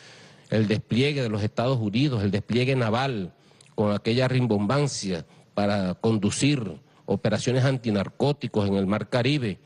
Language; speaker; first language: Spanish; native; Spanish